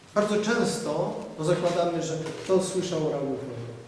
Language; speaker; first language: Polish; native; Polish